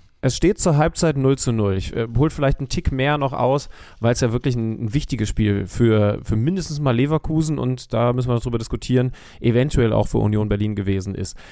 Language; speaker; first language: German; native; German